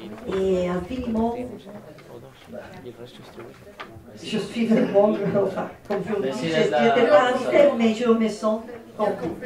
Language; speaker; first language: French; non-native, fluent; Spanish